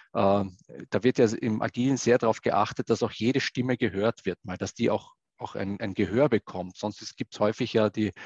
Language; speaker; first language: German; native; German